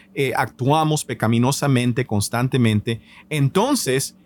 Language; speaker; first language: Spanish; native; Spanish